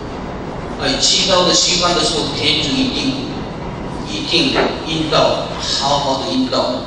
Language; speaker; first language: Chinese; non-native, learner; Korean